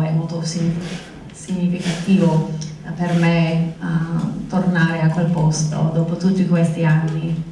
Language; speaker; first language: Italian; non-native, fluent; English